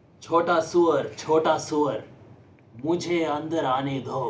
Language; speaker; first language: Hindi; non-native, learner; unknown